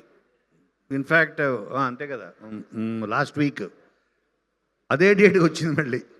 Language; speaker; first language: Telugu; native; Telugu